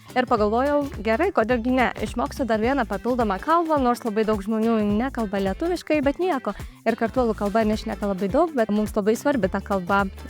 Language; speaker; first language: Lithuanian; non-native, fluent; Georgian